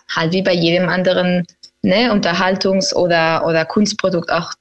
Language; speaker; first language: German; non-native, fluent; Spanish